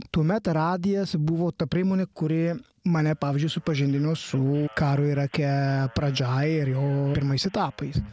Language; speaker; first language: Lithuanian; non-native, fluent; Italian